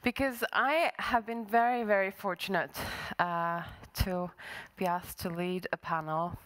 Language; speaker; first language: English; non-native, fluent; Norwegian